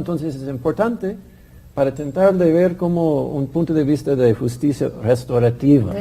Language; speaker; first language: Spanish; non-native, fluent; English